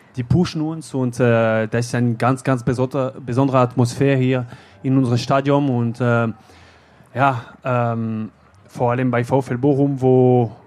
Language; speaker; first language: German; native; German